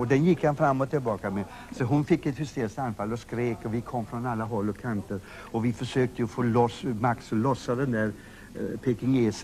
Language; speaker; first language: Swedish; native; Swedish